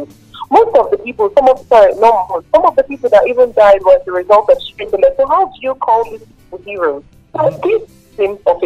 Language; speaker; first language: English; non-native, local second language; Igbo